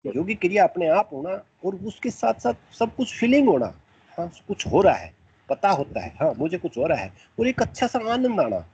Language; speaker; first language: Hindi; native; Hindi